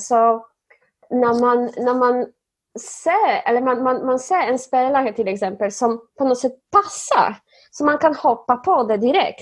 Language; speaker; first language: Swedish; non-native, fluent; Polish